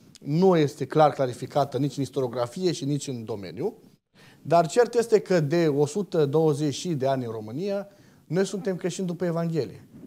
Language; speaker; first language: Romanian; native; Romanian